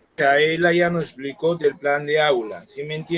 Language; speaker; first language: Spanish; native; Spanish